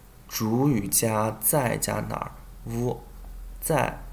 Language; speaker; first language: Chinese; non-native, fluent; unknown